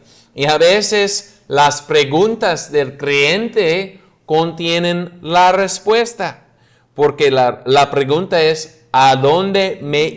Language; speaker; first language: Spanish; non-native, fluent; English